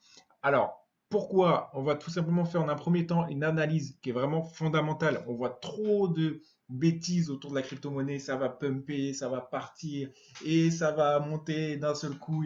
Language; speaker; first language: French; native; French